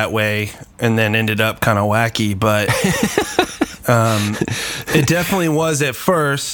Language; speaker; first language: English; native; English